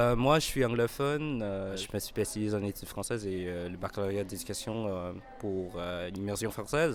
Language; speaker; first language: French; non-native, local second language; English